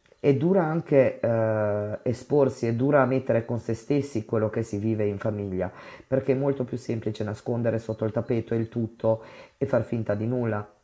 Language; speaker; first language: Italian; non-native, fluent; Romanian